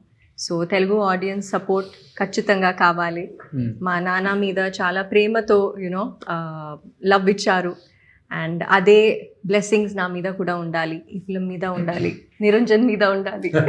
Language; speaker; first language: Telugu; non-native, local second language; Tamil